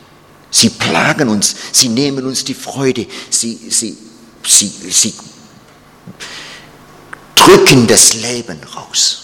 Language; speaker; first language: German; non-native, fluent; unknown